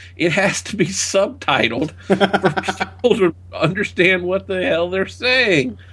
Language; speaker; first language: English; native; English